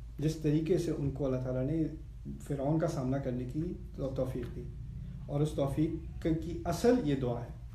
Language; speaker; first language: Urdu; early bilingual, heritage; Urdu